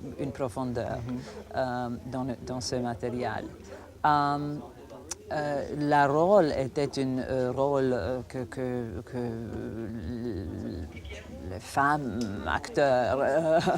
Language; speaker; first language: French; non-native, fluent; Croatian